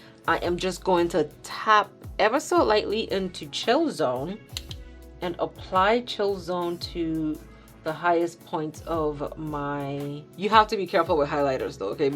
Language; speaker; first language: English; native; English